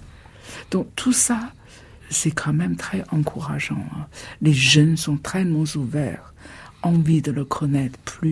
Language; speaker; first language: French; non-native, fluent; Chinese